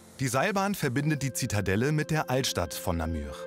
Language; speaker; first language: German; native; German